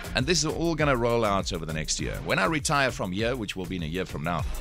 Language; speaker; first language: English; non-native, local second language; Afrikaans